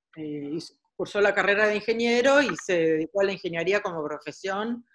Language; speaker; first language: Spanish; early bilingual, heritage; Spanish